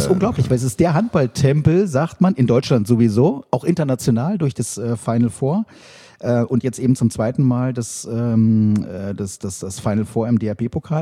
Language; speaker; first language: German; native; German